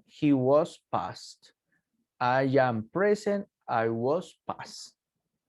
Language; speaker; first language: English; non-native, fluent; Spanish